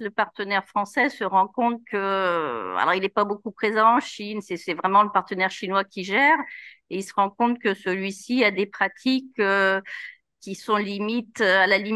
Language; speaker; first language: French; native; French